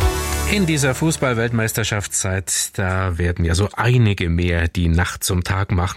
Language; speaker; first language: German; native; German